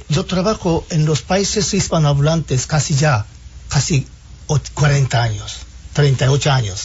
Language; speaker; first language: Spanish; non-native, fluent; Japanese